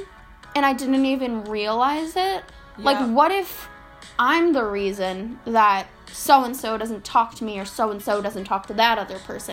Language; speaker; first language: English; native; English